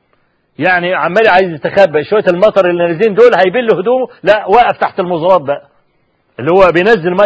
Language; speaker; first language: Arabic; native; Arabic